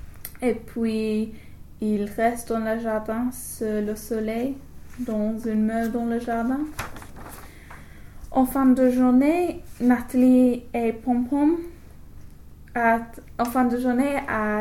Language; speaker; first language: French; non-native, learner; English